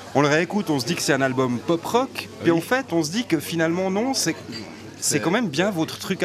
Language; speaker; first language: French; native; French